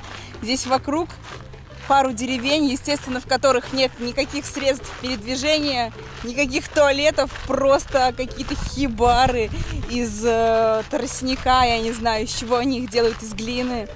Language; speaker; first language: Russian; native; Russian